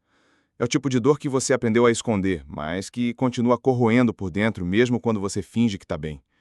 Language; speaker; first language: Portuguese; native; Portuguese